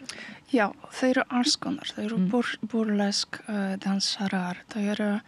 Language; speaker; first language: Icelandic; non-native, learner; Polish